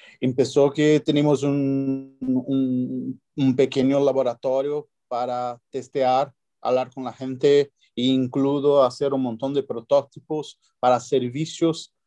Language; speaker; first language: Spanish; non-native, fluent; Portuguese